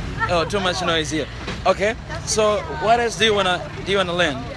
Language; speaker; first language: English; non-native, local second language; Swahili